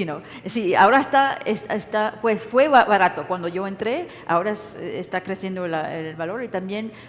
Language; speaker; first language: Spanish; early bilingual, heritage; English